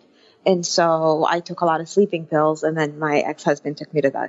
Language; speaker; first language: English; early bilingual, other home language; Arabic